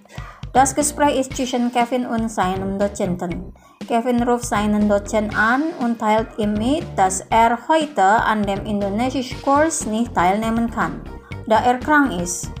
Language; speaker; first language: German; non-native, fluent; Indonesian